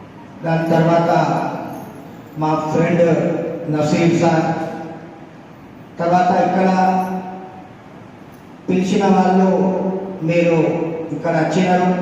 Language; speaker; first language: Telugu; non-native, local second language; Urdu